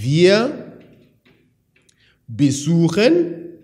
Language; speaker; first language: German; non-native, fluent; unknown